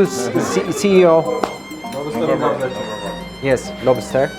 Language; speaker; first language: English; non-native, learner; Amharic